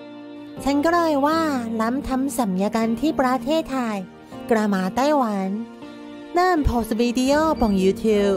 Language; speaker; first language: Thai; non-native, learner; Chinese